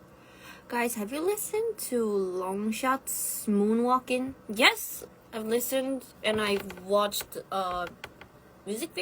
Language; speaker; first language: English; non-native, fluent; Italian